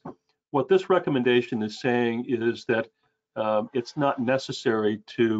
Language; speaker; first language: English; native; English